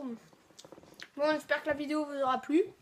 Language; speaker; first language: French; native; French